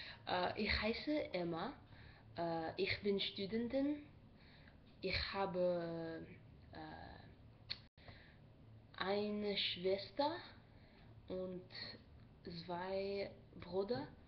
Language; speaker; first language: German; non-native, learner; English